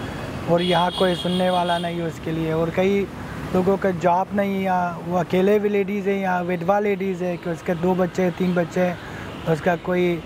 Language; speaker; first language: Hindi; non-native, fluent; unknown